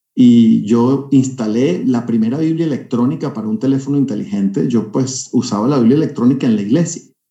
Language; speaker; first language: Spanish; native; Spanish